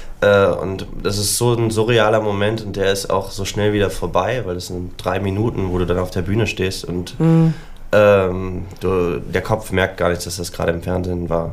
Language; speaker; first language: German; native; German